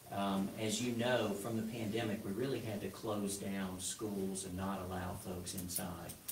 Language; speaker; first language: English; native; English